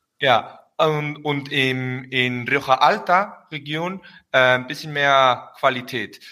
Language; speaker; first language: German; early bilingual, heritage; Spanish